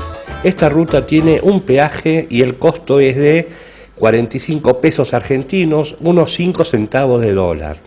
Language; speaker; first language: Spanish; native; Spanish